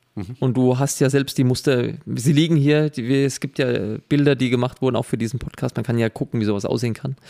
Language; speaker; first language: German; native; German